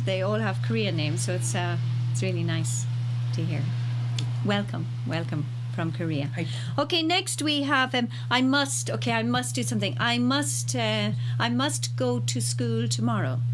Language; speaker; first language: English; native; English